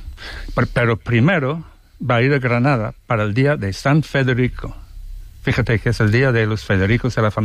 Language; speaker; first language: Spanish; non-native, fluent; English